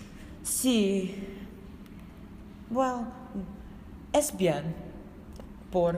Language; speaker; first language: Spanish; non-native, learner; English